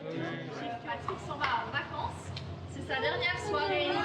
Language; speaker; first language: French; native; French